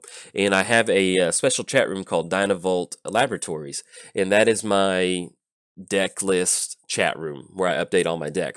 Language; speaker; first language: English; native; English